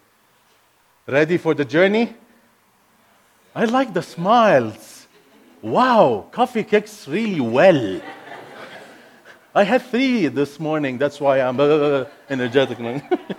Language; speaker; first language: English; non-native, fluent; Arabic